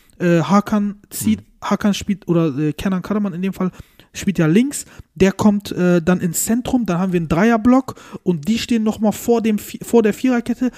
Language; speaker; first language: German; early bilingual, other home language; Turkish